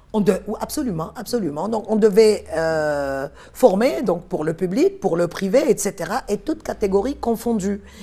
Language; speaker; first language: French; non-native, local second language; Arabic